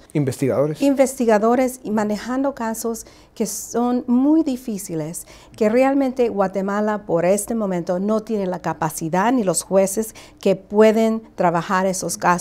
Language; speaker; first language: Spanish; early bilingual, heritage; Spanish